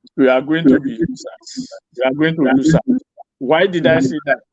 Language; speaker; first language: English; non-native, local second language; Yoruba